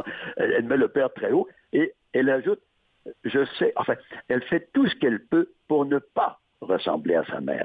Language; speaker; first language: French; native; French